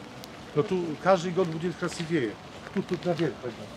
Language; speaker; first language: Russian; non-native, learner; Polish